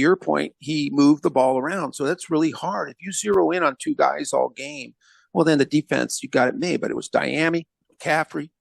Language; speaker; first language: English; native; English